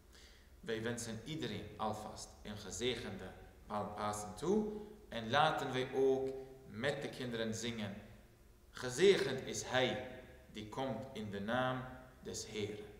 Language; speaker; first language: Dutch; non-native, fluent; Turoyo